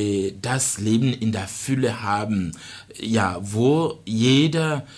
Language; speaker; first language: German; non-native, fluent; Rundi